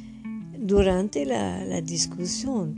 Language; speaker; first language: Spanish; non-native, fluent; French